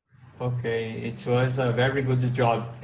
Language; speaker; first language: English; non-native, learner; Portuguese